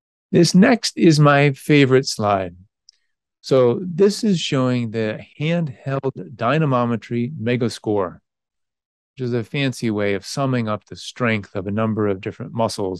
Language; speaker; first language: English; native; English